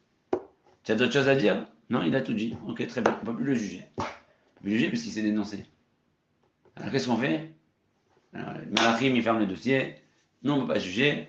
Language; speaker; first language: French; native; French